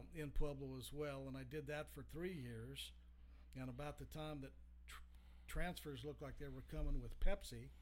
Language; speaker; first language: English; native; English